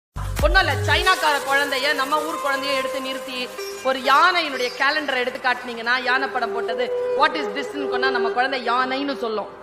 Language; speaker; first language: Tamil; native; Tamil